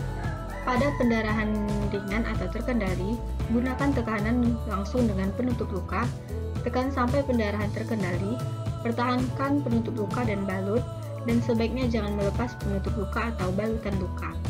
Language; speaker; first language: Indonesian; native; Indonesian